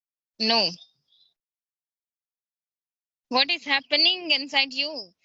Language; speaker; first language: English; non-native, learner; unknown